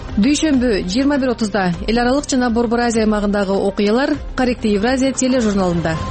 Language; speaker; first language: Kyrgyz; native; Kyrgyz